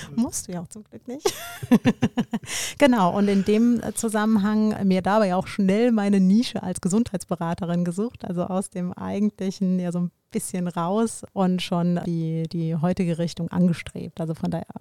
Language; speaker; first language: German; native; German